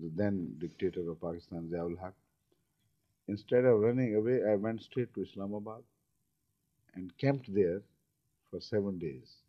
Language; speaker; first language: English; non-native, local second language; Punjabi